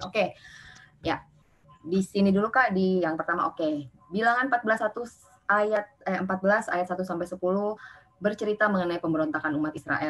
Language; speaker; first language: Indonesian; native; Indonesian